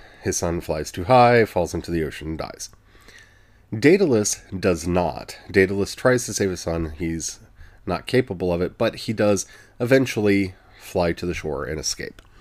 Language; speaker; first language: English; native; English